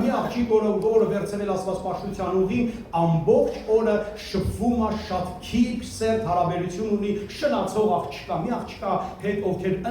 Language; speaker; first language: Armenian; early bilingual, heritage; Armenian